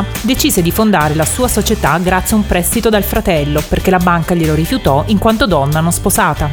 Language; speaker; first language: Italian; native; Italian